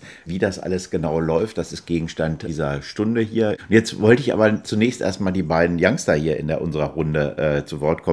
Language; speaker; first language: German; native; German